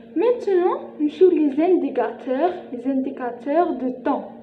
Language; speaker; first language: French; non-native, local second language; Arabic